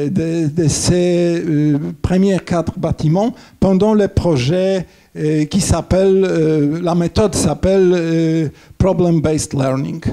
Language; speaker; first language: French; non-native, fluent; Polish